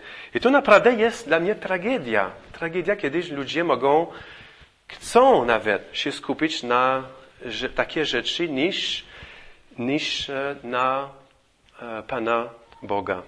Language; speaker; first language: Polish; non-native, fluent; English